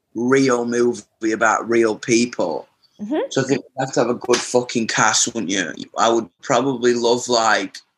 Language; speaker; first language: English; native; English